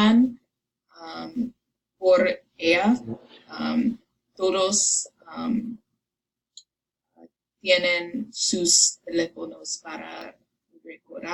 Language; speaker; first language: Spanish; non-native, learner; English